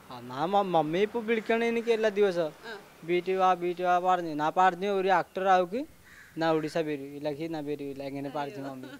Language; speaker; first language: Malayalam; non-native, local second language; Odia